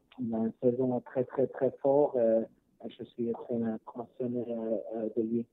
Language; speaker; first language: French; non-native, learner; Swiss German